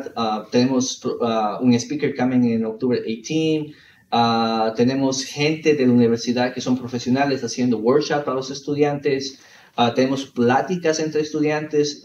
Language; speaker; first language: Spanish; early bilingual, heritage; Spanish